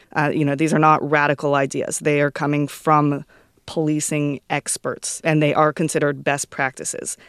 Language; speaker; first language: English; native; English